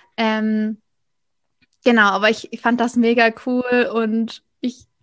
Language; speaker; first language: German; native; German